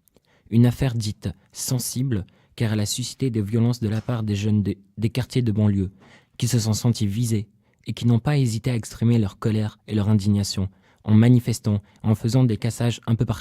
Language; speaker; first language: French; native; French